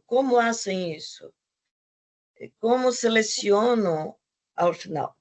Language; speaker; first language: Portuguese; non-native, fluent; Spanish